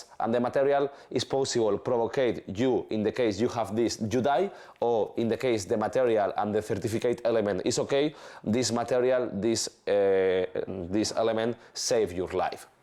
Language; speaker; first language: English; non-native, learner; Spanish